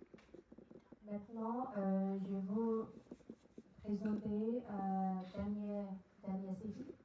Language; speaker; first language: French; non-native, learner; Burmese